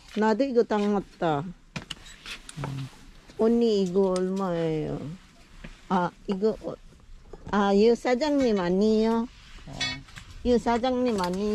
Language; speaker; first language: Korean; non-native, learner; Filipino